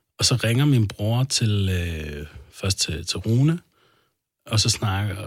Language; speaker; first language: Danish; early bilingual, other home language; Arabic